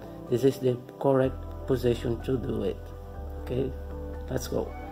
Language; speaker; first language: English; non-native, learner; Portuguese